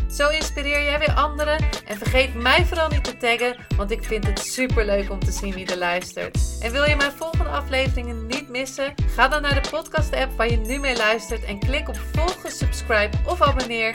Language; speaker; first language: Dutch; native; Dutch